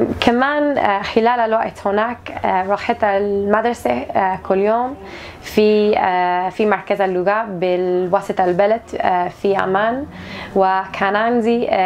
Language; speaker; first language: Arabic; non-native, learner; English